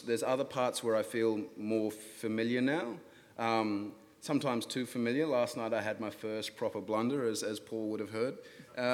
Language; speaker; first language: English; native; English